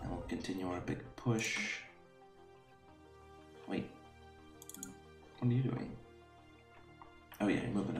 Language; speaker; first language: English; native; English